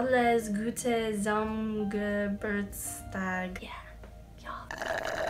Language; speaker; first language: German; non-native, learner; English